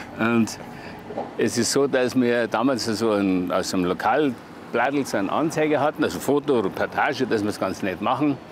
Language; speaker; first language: German; native; German